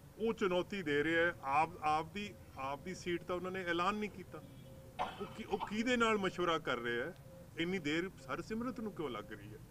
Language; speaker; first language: Punjabi; native; Punjabi